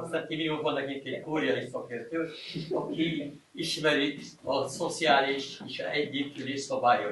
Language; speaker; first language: Hungarian; non-native, learner; Arabic